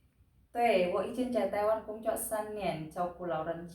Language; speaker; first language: Chinese; non-native, learner; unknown